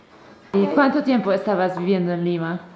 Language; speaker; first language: Spanish; non-native, fluent; Polish